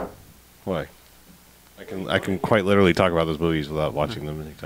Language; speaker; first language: English; native; English